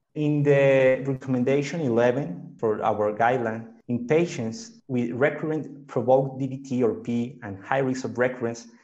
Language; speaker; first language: English; non-native, fluent; Spanish